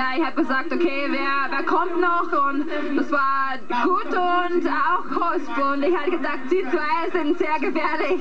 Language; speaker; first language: German; non-native, fluent; English